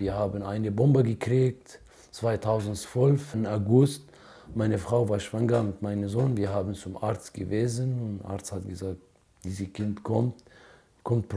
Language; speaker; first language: German; non-native, learner; Arabic